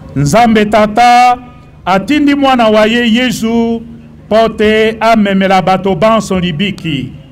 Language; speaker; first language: Lingala; native; Lingala